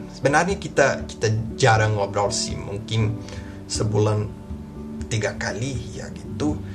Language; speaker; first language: Indonesian; non-native, fluent; Portuguese